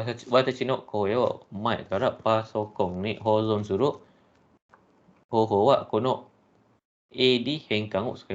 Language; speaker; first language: Japanese; non-native, fluent; Malay